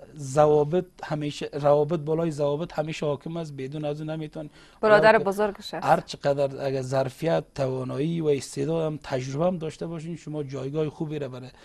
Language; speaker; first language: Persian; non-native, local second language; Uzbek